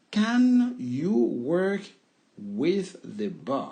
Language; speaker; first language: English; non-native, learner; French